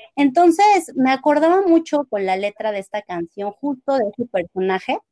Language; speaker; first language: Spanish; native; Spanish